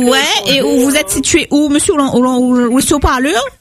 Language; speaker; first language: French; native; French